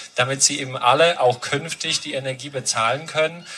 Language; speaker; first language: German; non-native, fluent; Polish